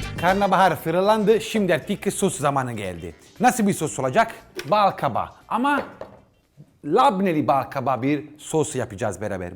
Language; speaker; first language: Turkish; non-native, fluent; Italian